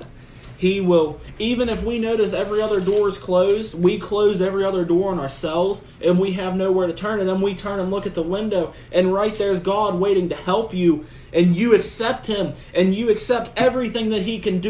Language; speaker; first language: English; native; English